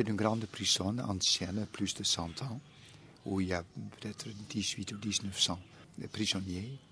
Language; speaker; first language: French; non-native, fluent; Dutch